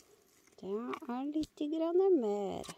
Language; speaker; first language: Norwegian; non-native, learner; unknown